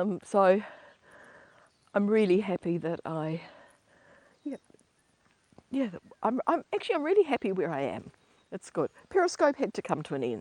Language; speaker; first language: English; native; English